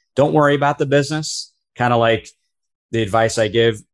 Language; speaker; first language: English; native; English